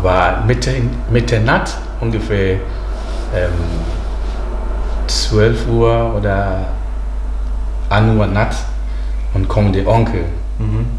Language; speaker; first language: German; non-native, learner; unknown